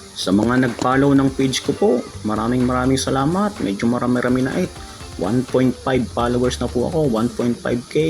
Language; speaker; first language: Filipino; native; Filipino